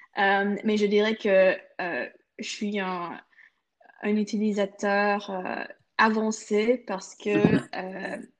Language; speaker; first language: French; non-native, local second language; English